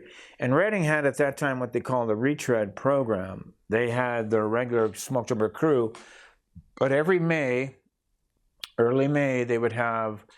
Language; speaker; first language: English; native; English